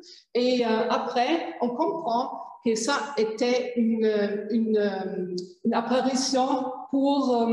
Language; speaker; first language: French; non-native, fluent; German